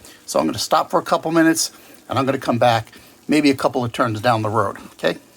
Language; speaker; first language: English; native; English